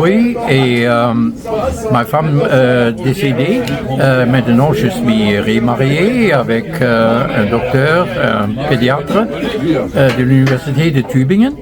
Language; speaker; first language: French; non-native, fluent; German